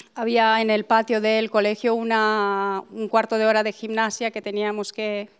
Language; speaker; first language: Spanish; non-native, fluent; Romanian